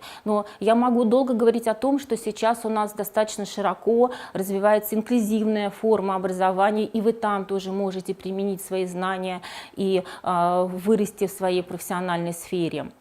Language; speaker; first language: Russian; native; Russian